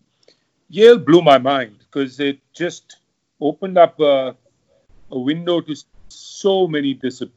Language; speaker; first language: English; non-native, local second language; Hindi